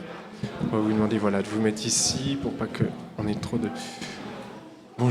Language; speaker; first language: French; native; French